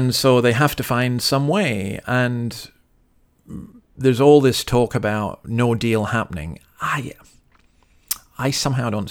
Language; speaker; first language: English; native; English